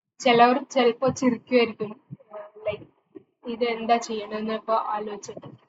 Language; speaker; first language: Malayalam; early bilingual, heritage; Malayalam